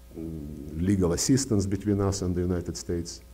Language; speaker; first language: English; non-native, fluent; Russian